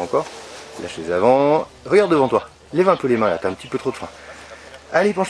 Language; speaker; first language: French; native; French